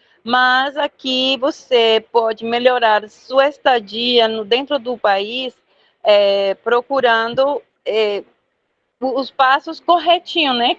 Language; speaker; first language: Portuguese; non-native, fluent; Spanish